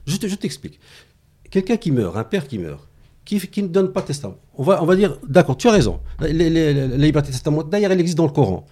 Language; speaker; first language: French; non-native, local second language; Arabic